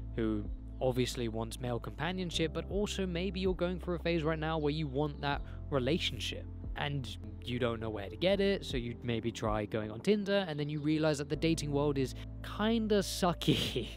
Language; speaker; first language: English; native; English